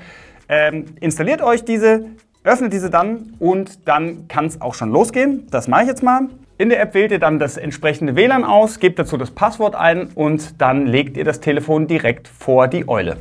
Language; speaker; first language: German; native; German